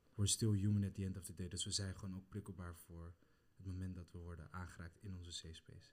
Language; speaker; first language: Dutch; early bilingual, other home language; Kabuverdianu